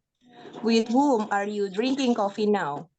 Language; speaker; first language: English; non-native, learner; Indonesian